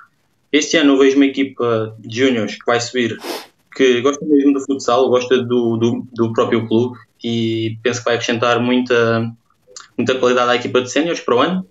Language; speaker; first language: Portuguese; native; Portuguese